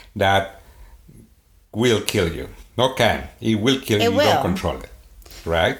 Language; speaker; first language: English; non-native, fluent; Swedish